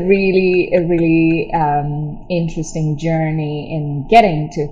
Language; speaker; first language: English; non-native, local second language; Tamil